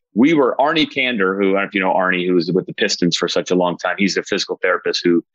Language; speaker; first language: English; native; English